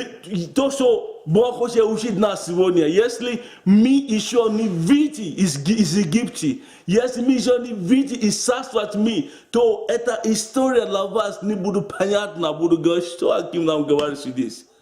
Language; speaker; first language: Russian; non-native, learner; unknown